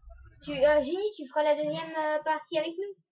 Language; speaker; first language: French; native; French